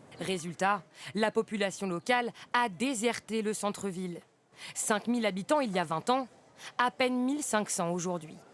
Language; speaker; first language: French; native; French